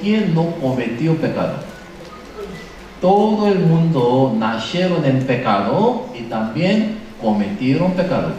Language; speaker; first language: Spanish; non-native, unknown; Korean